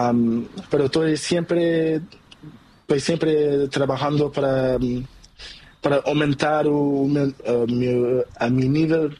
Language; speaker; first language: Spanish; non-native, learner; Portuguese